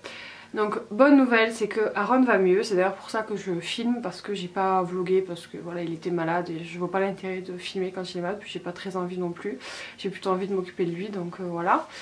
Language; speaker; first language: French; native; French